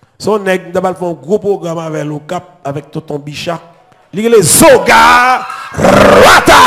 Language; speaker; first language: French; non-native, local second language; Haitian Creole